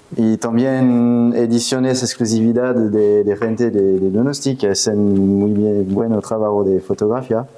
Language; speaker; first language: Spanish; non-native, fluent; French